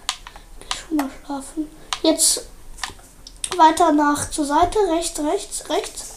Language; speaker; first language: German; native; German